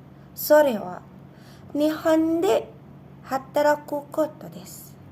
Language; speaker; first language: Japanese; non-native, learner; Indonesian